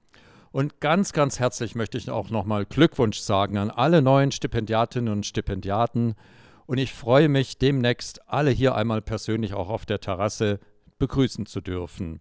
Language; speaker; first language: German; native; German